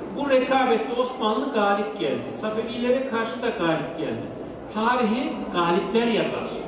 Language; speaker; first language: Turkish; native; Turkish